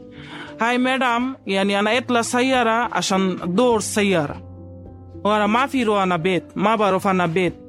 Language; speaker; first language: Arabic; non-native, learner; Bangla